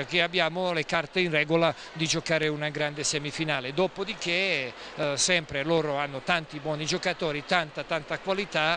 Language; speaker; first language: Italian; non-native, fluent; Serbian